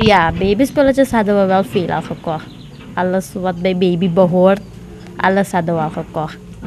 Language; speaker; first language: Dutch; non-native, local second language; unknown